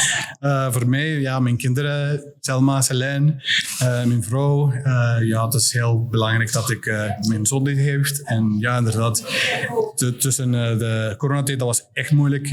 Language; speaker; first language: Dutch; non-native, learner; English